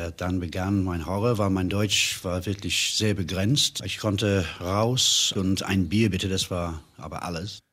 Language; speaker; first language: German; non-native, fluent; English